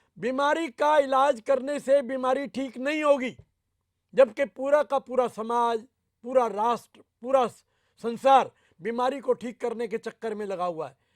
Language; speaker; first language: Hindi; native; Hindi